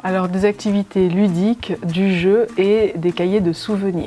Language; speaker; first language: French; native; French